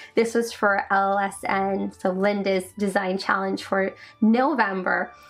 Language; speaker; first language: English; native; English